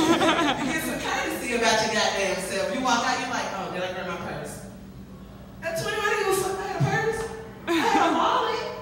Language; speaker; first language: English; native; English